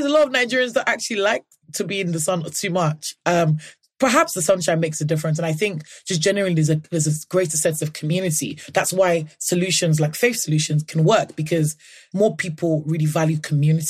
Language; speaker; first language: English; non-native, local second language; Yoruba